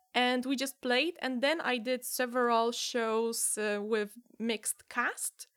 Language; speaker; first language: English; non-native, fluent; Polish